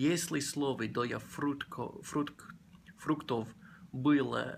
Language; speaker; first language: Russian; non-native, learner; English